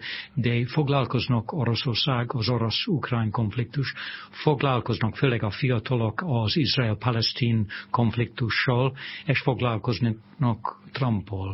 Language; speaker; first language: Hungarian; non-native, fluent; English